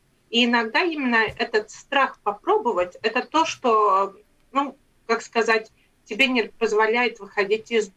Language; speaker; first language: Russian; non-native, local second language; Latvian